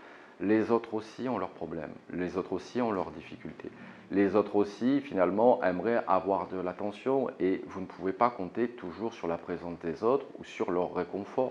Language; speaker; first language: French; native; French